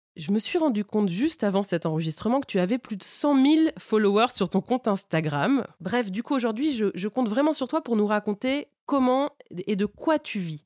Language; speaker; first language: French; native; French